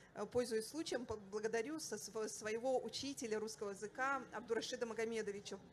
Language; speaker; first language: Russian; non-native, local second language; Avaric